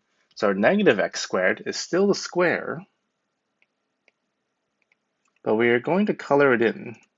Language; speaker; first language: English; native; English